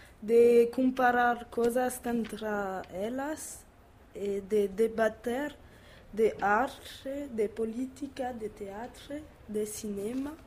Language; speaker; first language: Portuguese; non-native, learner; French